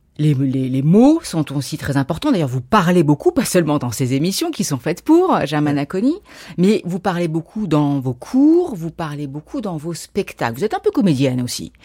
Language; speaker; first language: French; native; French